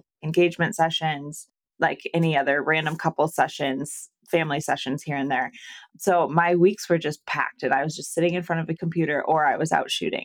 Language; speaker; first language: English; native; English